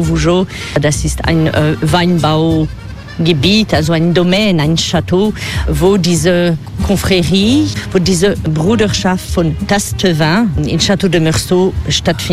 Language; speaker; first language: German; non-native, fluent; French